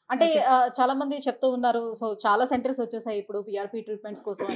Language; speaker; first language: Telugu; native; Telugu